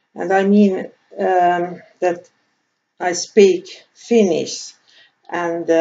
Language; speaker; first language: English; non-native, learner; Finnish